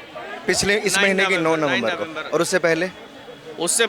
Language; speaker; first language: Hindi; native; Hindi